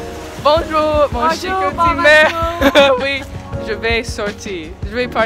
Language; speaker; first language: French; non-native, learner; English